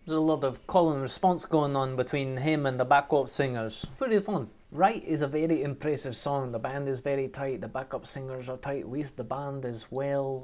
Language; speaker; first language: English; native; English